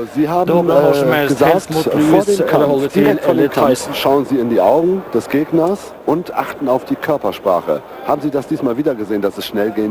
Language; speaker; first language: German; native; German